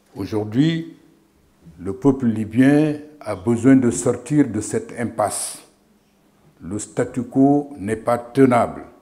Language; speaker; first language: French; non-native, local second language; Wolof